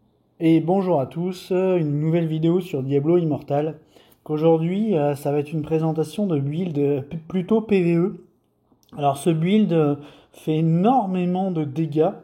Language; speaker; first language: French; native; French